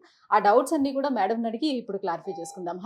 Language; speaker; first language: Telugu; native; Telugu